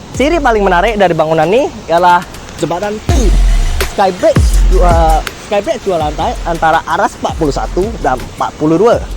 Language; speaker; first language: Indonesian; native; Indonesian